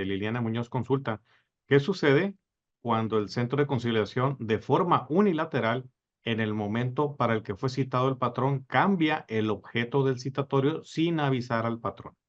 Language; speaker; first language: Spanish; native; Spanish